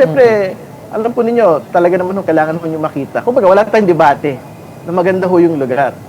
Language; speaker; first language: Filipino; native; Filipino